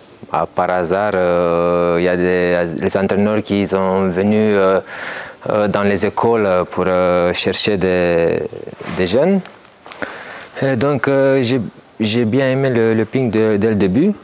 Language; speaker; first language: French; non-native, fluent; Romanian